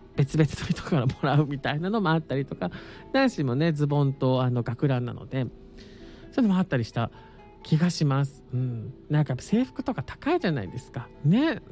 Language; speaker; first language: Japanese; native; Japanese